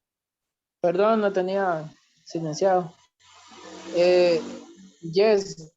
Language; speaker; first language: Spanish; non-native, learner; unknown